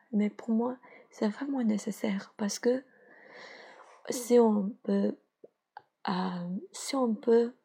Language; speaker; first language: French; non-native, learner; Chinese